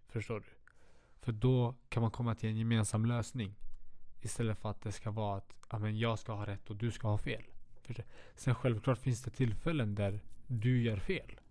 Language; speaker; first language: Swedish; native; Swedish